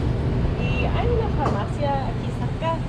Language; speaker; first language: Spanish; non-native, learner; English